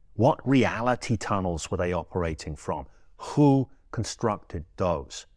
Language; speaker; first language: English; native; English